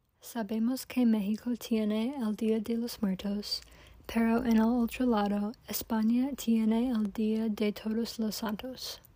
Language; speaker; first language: Spanish; non-native, learner; English